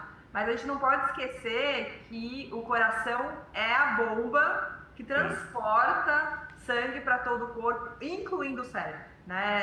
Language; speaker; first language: Portuguese; native; Portuguese